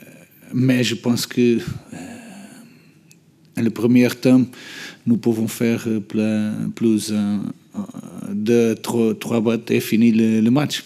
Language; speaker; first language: French; non-native, learner; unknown